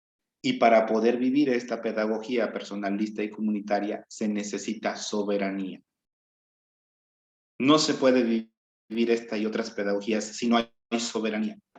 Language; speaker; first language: Spanish; native; Spanish